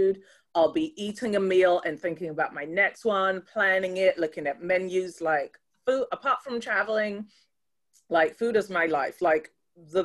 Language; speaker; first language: English; non-native, local second language; Yoruba